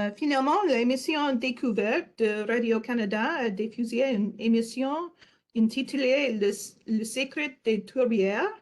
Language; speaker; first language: French; non-native, learner; English